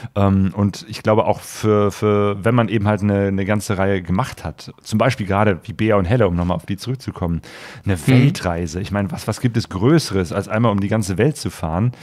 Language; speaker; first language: German; native; German